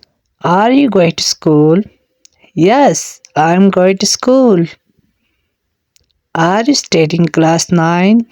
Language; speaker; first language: English; non-native, learner; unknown